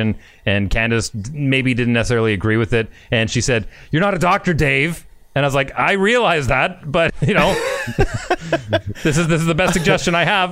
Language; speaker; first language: English; native; English